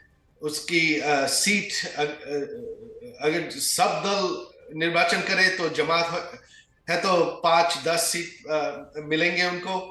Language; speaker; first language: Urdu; non-native, fluent; Bangla